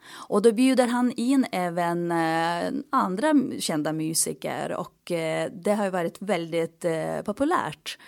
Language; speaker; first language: Swedish; non-native, fluent; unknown